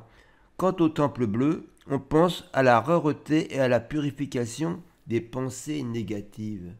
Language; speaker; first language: French; native; French